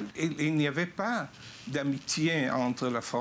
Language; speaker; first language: French; non-native, fluent; Hebrew